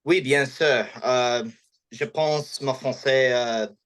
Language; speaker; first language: French; non-native, learner; English